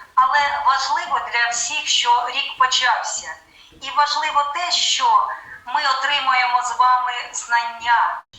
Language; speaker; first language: Ukrainian; native; Ukrainian